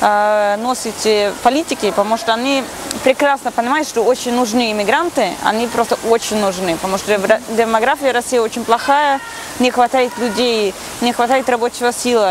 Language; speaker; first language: Russian; non-native, fluent; Swedish